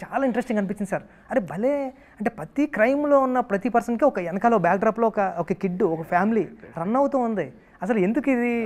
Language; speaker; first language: Telugu; native; Telugu